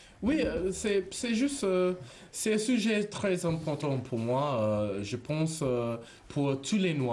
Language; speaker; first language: French; non-native, learner; English